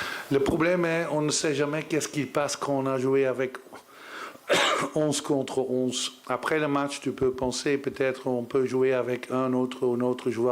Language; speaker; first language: French; non-native, learner; Dutch